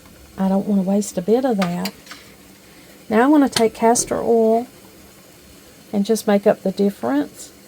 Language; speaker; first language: English; native; English